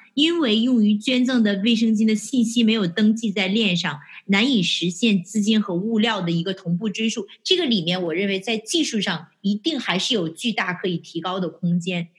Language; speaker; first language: Chinese; native; Chinese